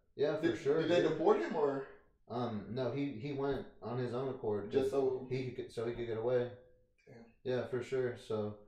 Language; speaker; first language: English; native; English